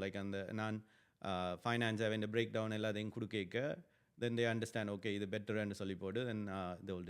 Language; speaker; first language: Tamil; early bilingual, other home language; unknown